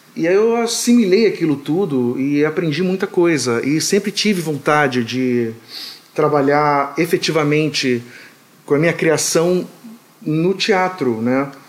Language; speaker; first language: Portuguese; native; Portuguese